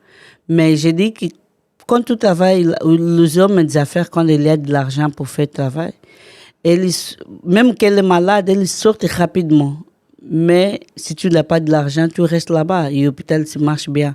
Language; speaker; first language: French; non-native, learner; Portuguese